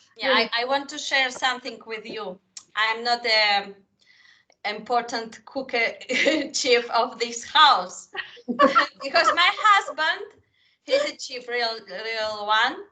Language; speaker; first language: English; non-native, fluent; Spanish